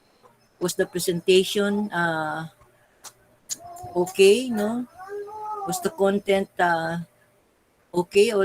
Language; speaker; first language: English; non-native, local second language; Filipino